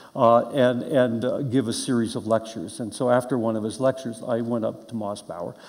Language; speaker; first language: English; native; English